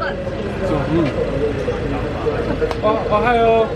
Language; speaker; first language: Japanese; non-native, learner; English